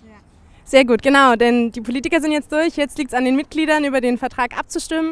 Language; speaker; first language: German; native; German